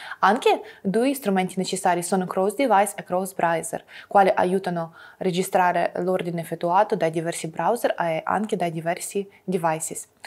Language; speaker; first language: Italian; non-native, fluent; Russian